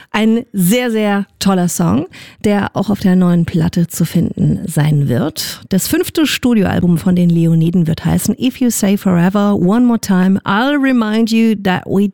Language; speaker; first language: German; native; German